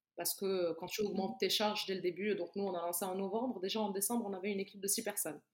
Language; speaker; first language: French; non-native, local second language; Arabic